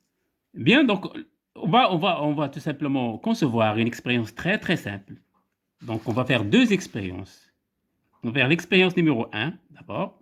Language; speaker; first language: French; non-native, local second language; Arabic